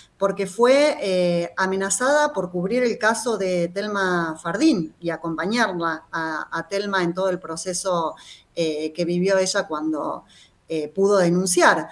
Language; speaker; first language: Spanish; native; Spanish